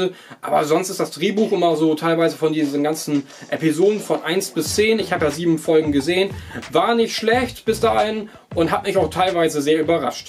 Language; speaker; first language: German; native; German